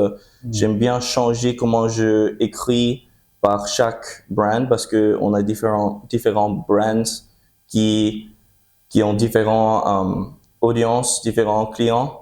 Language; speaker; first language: French; early bilingual, heritage; French